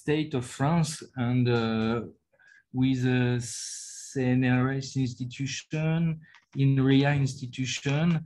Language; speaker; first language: English; non-native, learner; French